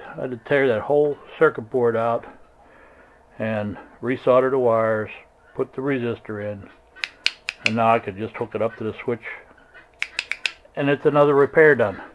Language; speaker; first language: English; native; English